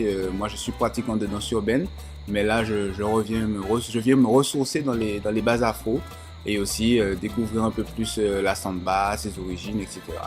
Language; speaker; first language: French; native; French